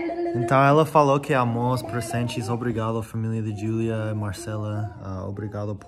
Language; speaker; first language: Portuguese; non-native, fluent; English